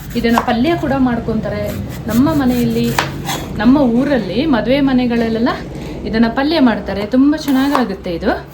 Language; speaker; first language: Kannada; non-native, local second language; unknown